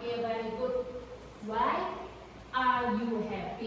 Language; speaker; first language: English; non-native, fluent; Indonesian